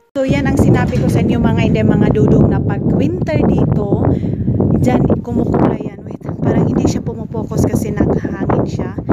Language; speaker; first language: Filipino; native; Filipino